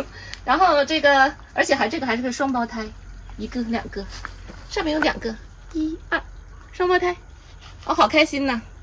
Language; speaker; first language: Chinese; native; Chinese